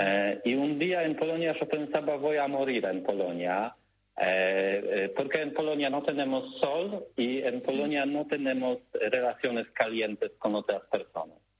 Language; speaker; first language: Spanish; non-native, learner; Polish